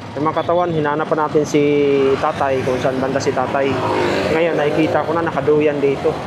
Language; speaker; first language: Filipino; non-native, local second language; Cebuano